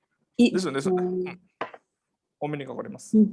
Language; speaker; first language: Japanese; non-native, fluent; Nepali